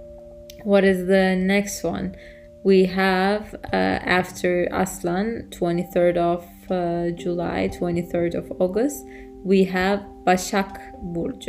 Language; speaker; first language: English; non-native, fluent; Turkish